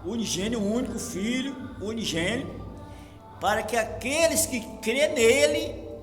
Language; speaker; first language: Portuguese; native; Portuguese